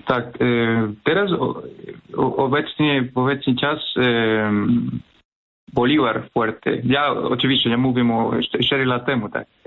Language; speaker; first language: Polish; non-native, fluent; Spanish